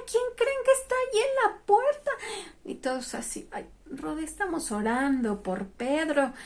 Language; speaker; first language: Spanish; native; Spanish